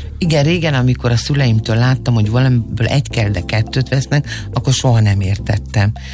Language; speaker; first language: Hungarian; native; Hungarian